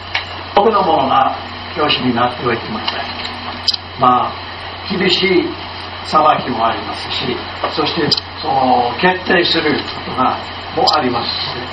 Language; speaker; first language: Japanese; non-native, learner; English